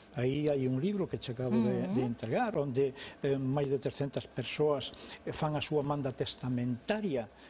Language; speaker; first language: Galician; native; Galician